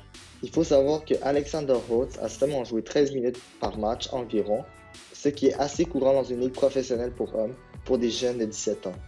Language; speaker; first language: French; native; French